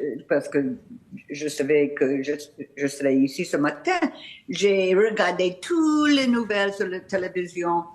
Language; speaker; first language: French; non-native, fluent; English